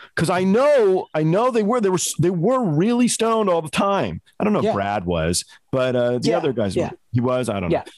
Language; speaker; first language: English; native; English